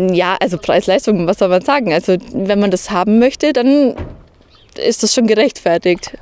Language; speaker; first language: German; native; German